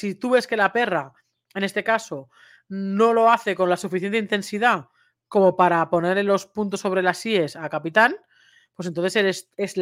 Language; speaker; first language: Spanish; native; Spanish